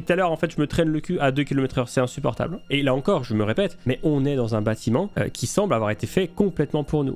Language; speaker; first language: French; native; French